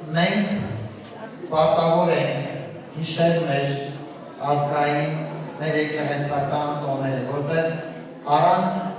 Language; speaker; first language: Armenian; non-native, local second language; Assyrian Neo-Aramaic